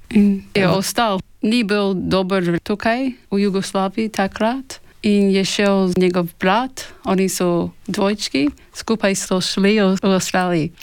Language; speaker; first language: Slovenian; early bilingual, heritage; Slovenian